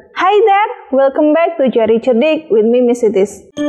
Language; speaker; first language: English; non-native, fluent; Indonesian